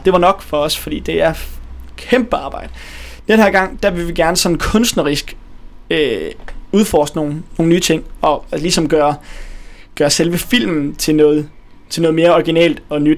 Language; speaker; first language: Danish; native; Danish